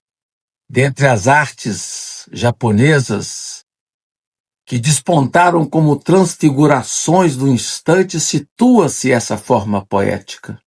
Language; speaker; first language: Portuguese; native; Portuguese